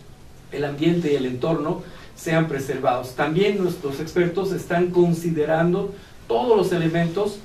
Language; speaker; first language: Spanish; native; Spanish